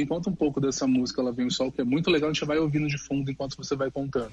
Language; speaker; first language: Portuguese; native; Portuguese